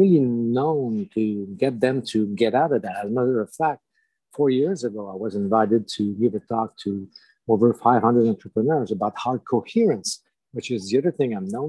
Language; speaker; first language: English; non-native, fluent; French